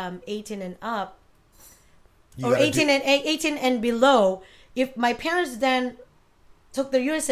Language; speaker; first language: English; non-native, local second language; Iloko